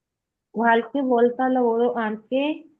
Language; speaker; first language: Italian; non-native, learner; Punjabi